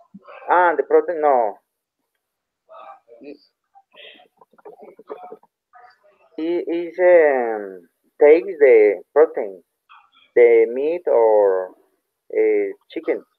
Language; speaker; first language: English; non-native, learner; Spanish